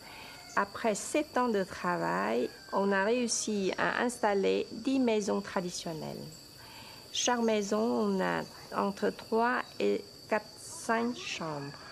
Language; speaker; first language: French; non-native, fluent; Vietnamese